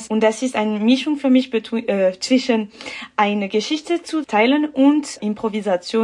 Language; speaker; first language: German; non-native, local second language; French